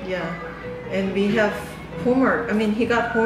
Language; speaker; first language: English; non-native, fluent; Korean